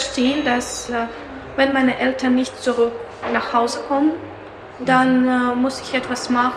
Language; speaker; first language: German; non-native, learner; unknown